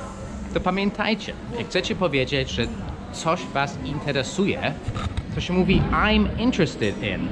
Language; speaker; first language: Polish; non-native, fluent; English